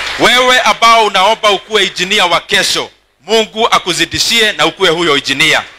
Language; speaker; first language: Swahili; non-native, local second language; Kikuyu